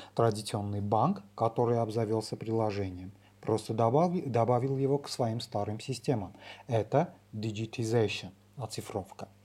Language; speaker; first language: Russian; non-native, local second language; Armenian